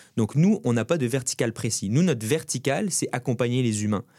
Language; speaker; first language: French; native; French